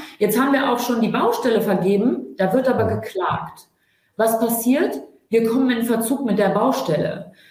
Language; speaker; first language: German; early bilingual, other home language; Turkish